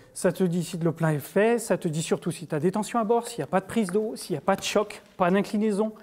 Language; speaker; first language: French; native; French